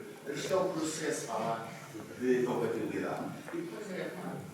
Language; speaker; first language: Portuguese; native; Portuguese